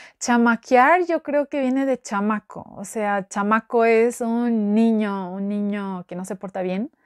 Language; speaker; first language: Spanish; non-native, fluent; Albanian